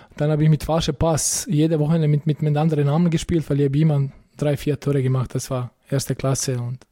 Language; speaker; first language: German; non-native, fluent; Bosnian